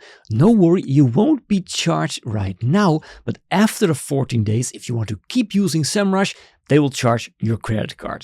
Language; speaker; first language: English; non-native, fluent; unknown